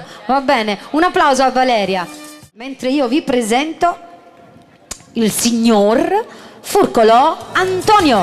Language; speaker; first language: Italian; native; Italian